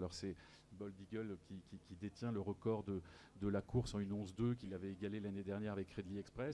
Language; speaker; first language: French; native; French